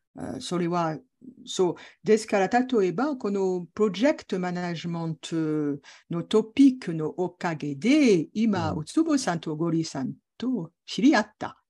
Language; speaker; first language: Japanese; non-native, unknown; French